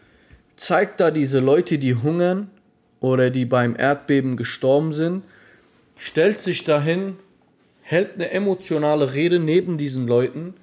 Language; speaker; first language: German; native; German